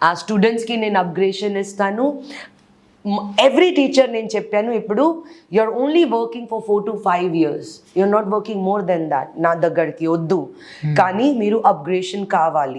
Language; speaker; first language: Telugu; non-native, learner; Hindi